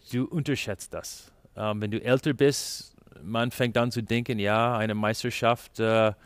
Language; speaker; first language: German; non-native, fluent; English